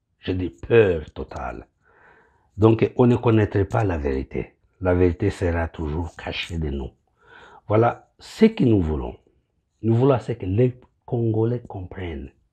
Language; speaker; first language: French; non-native, local second language; Kinyarwanda